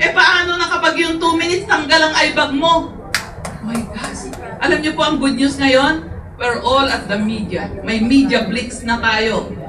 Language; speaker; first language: Filipino; native; Filipino